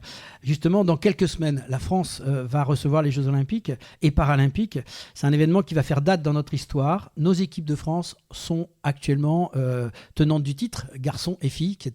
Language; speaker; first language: French; native; French